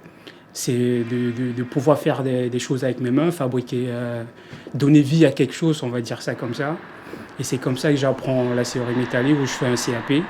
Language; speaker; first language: French; non-native, fluent; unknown